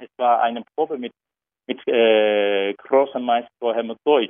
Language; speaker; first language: German; non-native, learner; Turkish